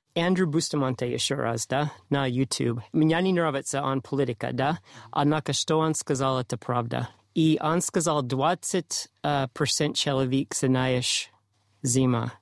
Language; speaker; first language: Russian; non-native, learner; English